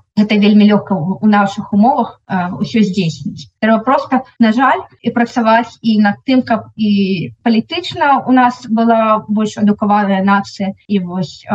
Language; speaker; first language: Belarusian; non-native, local second language; Russian